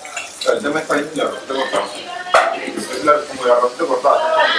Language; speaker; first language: Spanish; native; Spanish